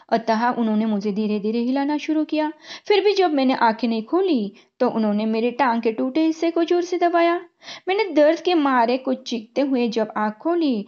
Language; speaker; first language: Hindi; non-native, local second language; Marathi